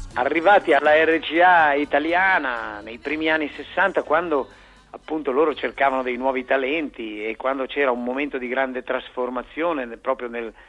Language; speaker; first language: Italian; native; Italian